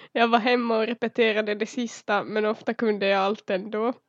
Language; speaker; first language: Swedish; early bilingual, other home language; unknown